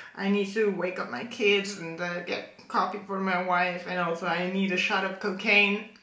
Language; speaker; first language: English; non-native, fluent; German